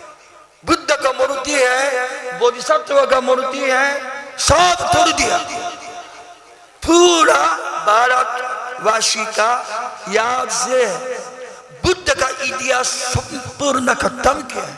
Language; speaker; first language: Hindi; non-native, learner; Japanese